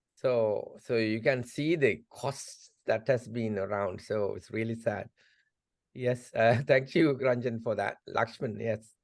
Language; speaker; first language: English; non-native, local second language; Sinhala